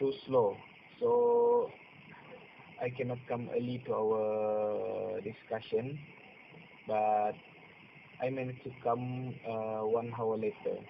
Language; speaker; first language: English; non-native, local second language; Malay